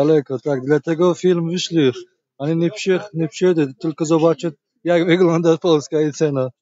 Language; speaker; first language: Polish; non-native, learner; Tajik